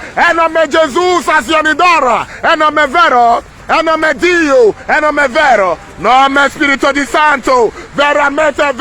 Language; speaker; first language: Italian; non-native, learner; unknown